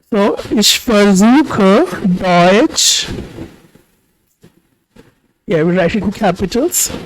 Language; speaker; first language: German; non-native, fluent; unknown